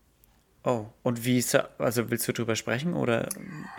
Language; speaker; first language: German; native; German